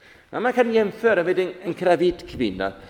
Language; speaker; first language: Swedish; non-native, fluent; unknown